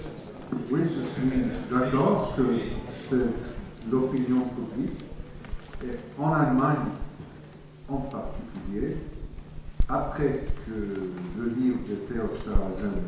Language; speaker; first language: French; non-native, fluent; English